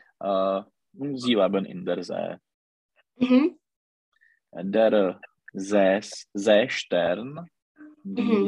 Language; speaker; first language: German; non-native, learner; Czech